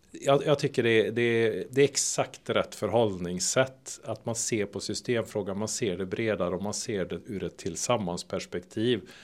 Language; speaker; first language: Swedish; native; Swedish